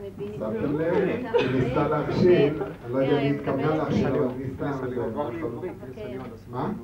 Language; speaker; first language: Hebrew; native; Hebrew